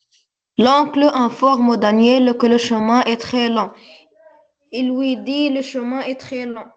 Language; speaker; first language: French; non-native, learner; Arabic